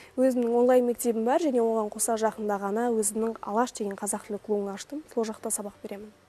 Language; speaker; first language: Kazakh; non-native, local second language; Russian